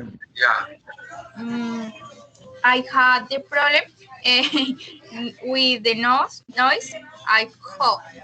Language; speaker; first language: English; non-native, learner; Spanish